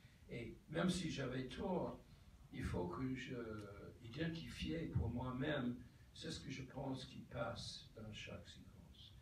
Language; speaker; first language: French; non-native, fluent; English